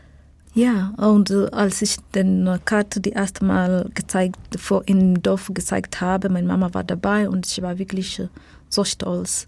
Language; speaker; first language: German; non-native, fluent; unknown